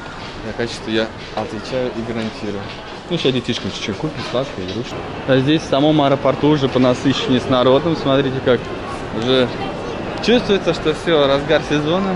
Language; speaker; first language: Russian; native; Russian